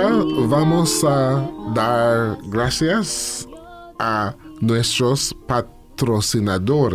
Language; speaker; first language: Spanish; non-native, fluent; English